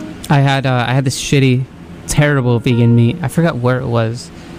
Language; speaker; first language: English; early bilingual, other home language; Spanish